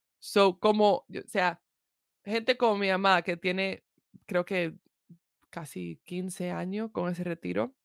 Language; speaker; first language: Spanish; early bilingual, heritage; Spanish